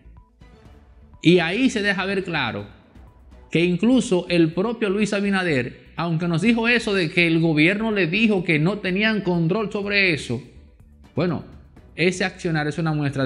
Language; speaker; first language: Spanish; native; Spanish